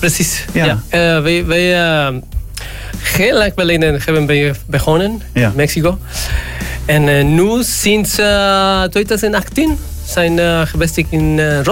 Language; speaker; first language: Dutch; non-native, learner; Spanish